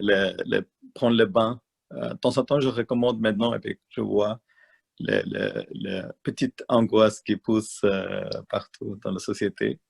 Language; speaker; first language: French; non-native, learner; Malayalam